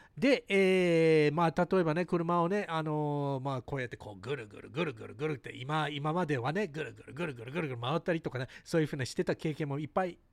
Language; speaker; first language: Japanese; early bilingual, heritage; Japanese